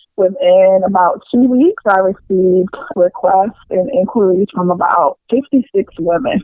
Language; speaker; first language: English; native; English